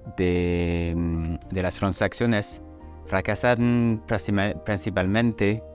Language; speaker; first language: Spanish; non-native, fluent; French